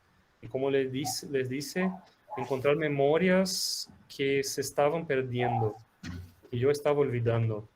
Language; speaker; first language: Spanish; non-native, fluent; Portuguese